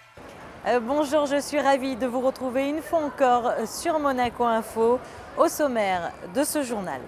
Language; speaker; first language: French; native; French